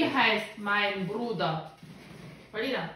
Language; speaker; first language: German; non-native, fluent; Russian